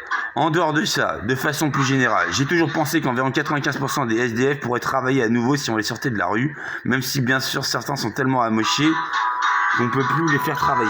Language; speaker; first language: French; native; French